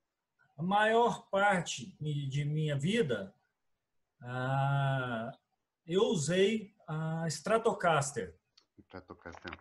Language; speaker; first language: Spanish; non-native, learner; Portuguese